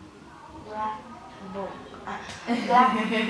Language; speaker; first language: English; non-native, learner; Vietnamese